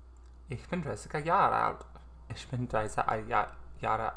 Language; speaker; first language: German; non-native, learner; English